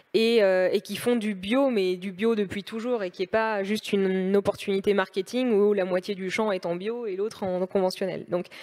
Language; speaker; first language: French; native; French